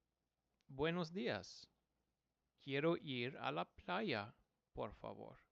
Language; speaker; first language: Spanish; non-native, fluent; English